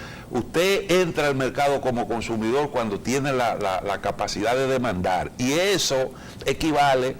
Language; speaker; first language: Spanish; native; Spanish